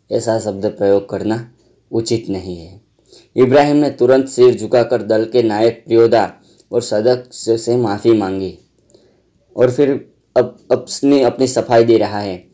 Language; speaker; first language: Hindi; non-native, local second language; Gujarati